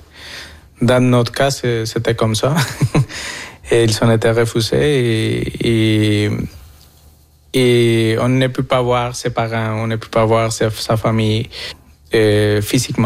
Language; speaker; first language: French; non-native, fluent; Spanish